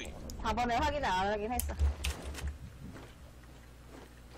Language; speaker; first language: Korean; native; Korean